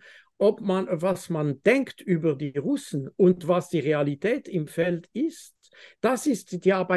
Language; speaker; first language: German; non-native, fluent; French